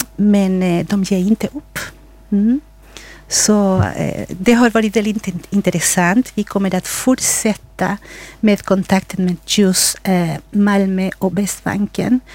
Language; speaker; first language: Swedish; non-native, fluent; Spanish